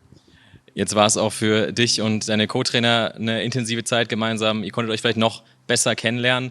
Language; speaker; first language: German; native; German